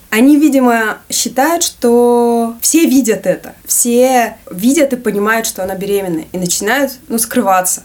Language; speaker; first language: Russian; native; Russian